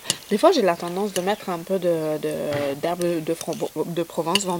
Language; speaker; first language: French; non-native, fluent; Hungarian